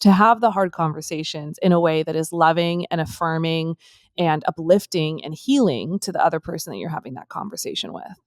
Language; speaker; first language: English; native; English